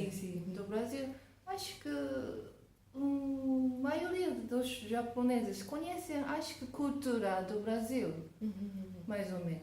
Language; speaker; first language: Portuguese; non-native, fluent; Japanese